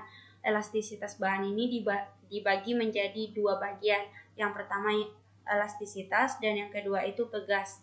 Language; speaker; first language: Indonesian; native; Indonesian